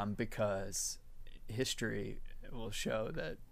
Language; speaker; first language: English; native; English